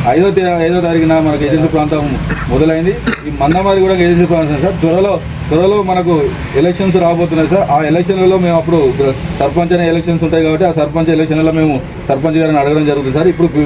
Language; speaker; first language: Telugu; native; Telugu